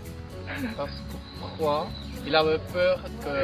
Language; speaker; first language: French; non-native, fluent; Spanish